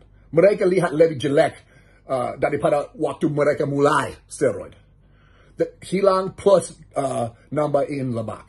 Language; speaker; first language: Indonesian; non-native, learner; English